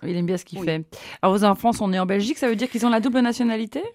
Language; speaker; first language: French; native; French